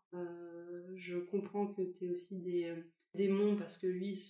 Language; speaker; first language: French; native; French